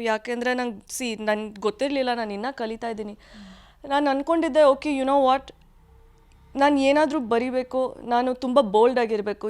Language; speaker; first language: Kannada; early bilingual, heritage; Kannada